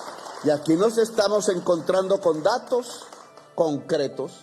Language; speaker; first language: Spanish; native; Spanish